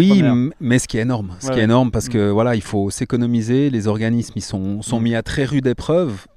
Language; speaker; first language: French; native; French